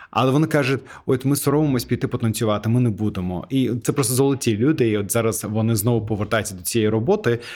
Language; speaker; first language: Ukrainian; non-native, fluent; Azerbaijani